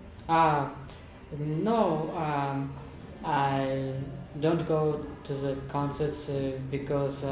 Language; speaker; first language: English; non-native, learner; Kazakh